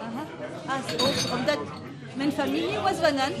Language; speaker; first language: Dutch; non-native, local second language; French